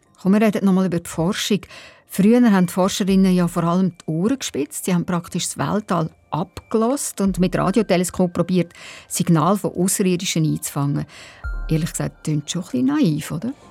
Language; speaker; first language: German; native; German